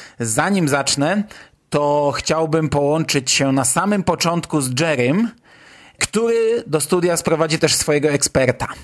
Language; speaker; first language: Polish; native; Polish